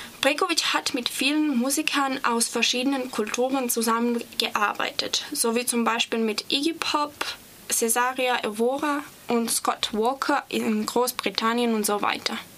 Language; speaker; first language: German; non-native, fluent; Serbian